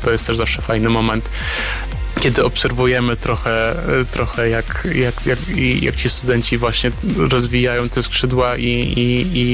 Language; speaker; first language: Polish; native; Polish